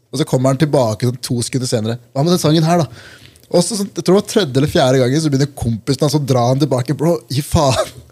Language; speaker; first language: Norwegian; early bilingual, other home language; Punjabi